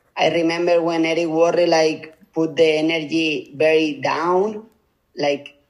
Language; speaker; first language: English; non-native, fluent; Spanish